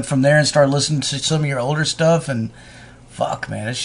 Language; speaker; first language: English; native; English